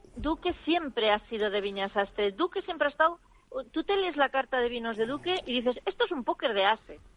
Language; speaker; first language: Spanish; native; Spanish